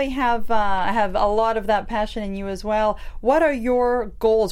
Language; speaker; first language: English; native; English